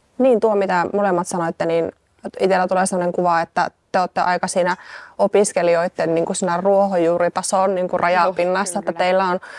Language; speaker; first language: Finnish; native; Finnish